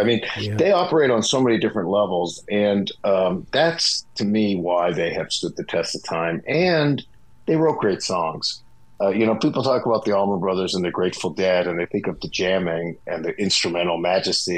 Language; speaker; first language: English; native; English